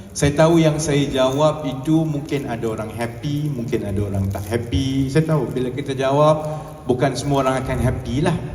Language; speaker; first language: Malay; native; Malay